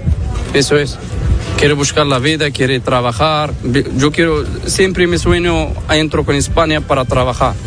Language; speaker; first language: Spanish; non-native, learner; Arabic